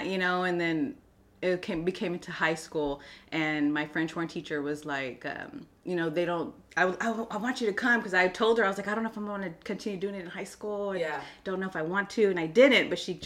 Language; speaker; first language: English; native; English